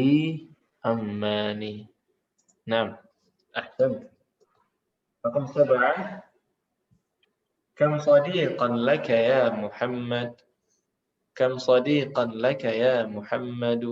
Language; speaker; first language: Arabic; non-native, fluent; Indonesian